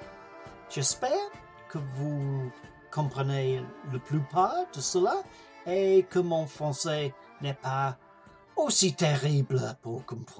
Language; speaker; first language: French; non-native, learner; English